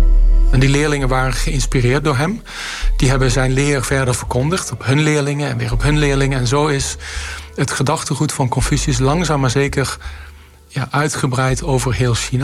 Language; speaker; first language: Dutch; native; Dutch